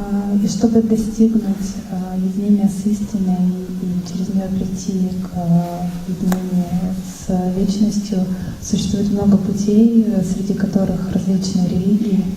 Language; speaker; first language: Russian; native; Russian